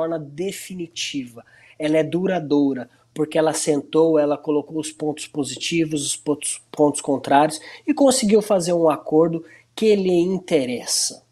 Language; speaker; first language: Portuguese; native; Portuguese